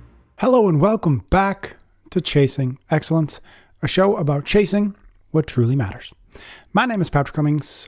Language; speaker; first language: English; native; English